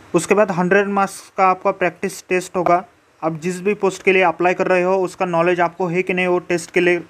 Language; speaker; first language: Hindi; non-native, local second language; Marathi